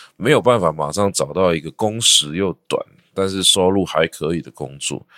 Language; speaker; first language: Chinese; native; Chinese